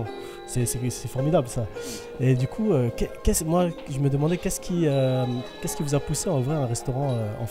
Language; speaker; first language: French; native; French